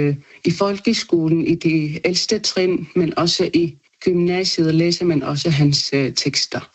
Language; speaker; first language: Danish; non-native, local second language; Kalaallisut